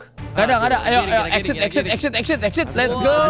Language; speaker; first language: Indonesian; native; Indonesian